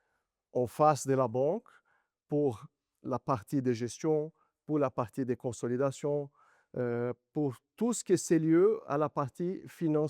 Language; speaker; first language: French; non-native, learner; Portuguese